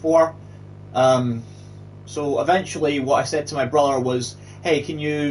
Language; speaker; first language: English; native; English